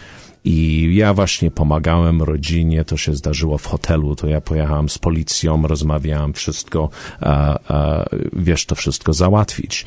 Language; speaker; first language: Polish; early bilingual, heritage; Polish